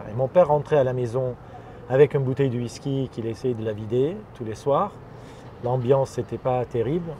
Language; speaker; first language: French; non-native, fluent; Armenian